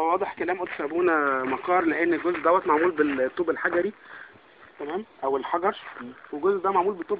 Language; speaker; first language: Arabic; native; Arabic